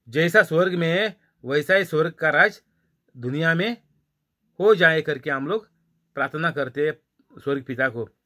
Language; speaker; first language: Hindi; non-native, local second language; Marathi